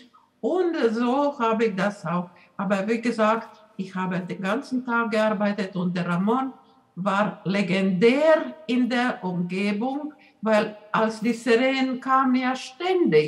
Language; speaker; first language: German; non-native, fluent; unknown